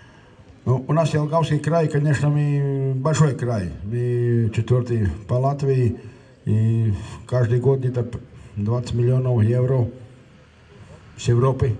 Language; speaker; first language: Russian; non-native, local second language; Latvian